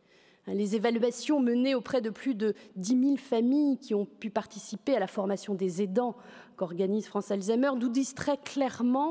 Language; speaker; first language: French; native; French